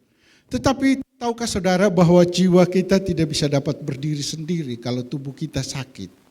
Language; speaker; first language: Indonesian; native; Indonesian